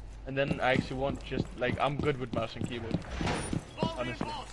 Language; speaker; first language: English; non-native, fluent; Danish